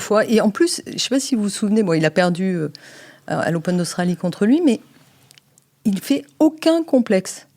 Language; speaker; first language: French; native; French